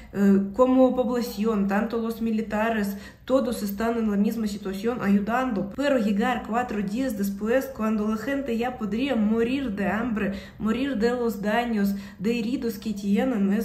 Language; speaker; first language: Spanish; non-native, fluent; Russian